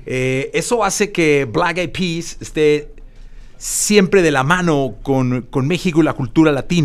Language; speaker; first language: Spanish; native; Spanish